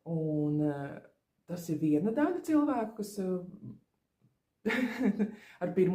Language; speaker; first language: Latvian; native; Latvian